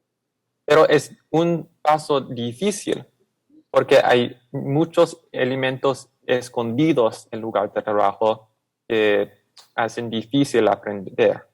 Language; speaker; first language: Spanish; non-native, fluent; English